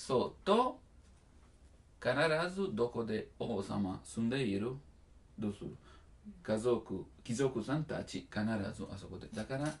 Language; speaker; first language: Japanese; non-native, learner; Italian